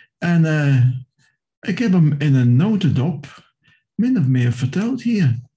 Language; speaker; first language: Dutch; non-native, fluent; English